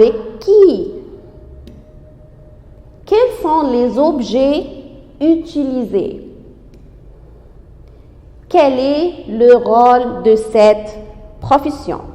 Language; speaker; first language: French; non-native, fluent; Arabic